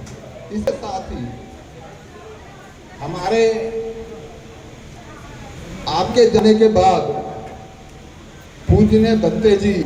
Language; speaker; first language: Hindi; native; Hindi